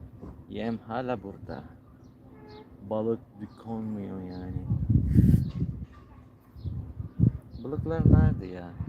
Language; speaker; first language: Turkish; non-native, learner; Azerbaijani